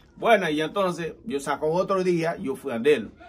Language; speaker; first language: Spanish; non-native, learner; Haitian Creole